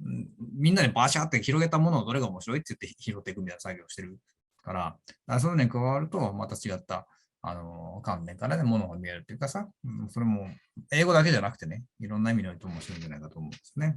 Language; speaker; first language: Japanese; native; Japanese